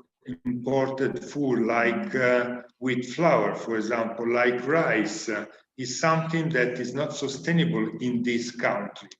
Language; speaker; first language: English; non-native, learner; Italian